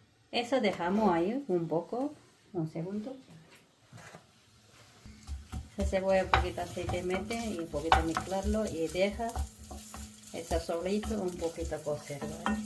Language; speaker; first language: Spanish; non-native, learner; Malayalam